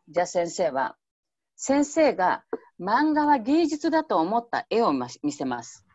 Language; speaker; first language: Japanese; native; Japanese